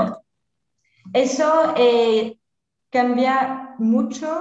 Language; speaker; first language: Spanish; non-native, fluent; French